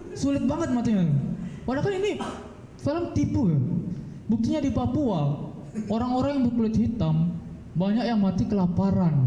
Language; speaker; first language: Indonesian; native; Indonesian